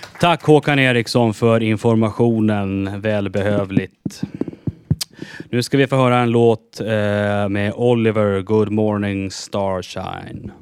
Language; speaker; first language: Swedish; native; Swedish